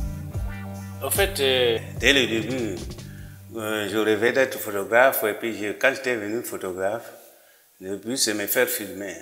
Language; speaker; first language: French; non-native, local second language; Igbo